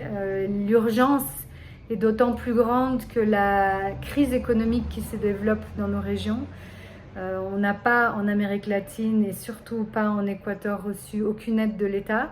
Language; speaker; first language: French; non-native, fluent; Spanish